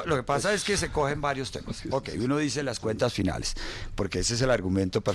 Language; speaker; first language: Spanish; native; Spanish